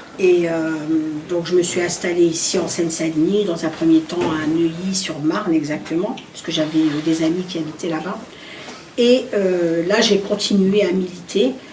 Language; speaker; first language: French; early bilingual, other home language; Arabic